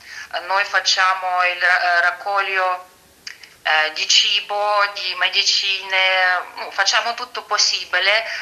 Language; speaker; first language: Italian; non-native, fluent; Ukrainian